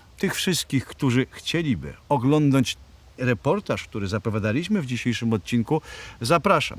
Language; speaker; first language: Polish; native; Polish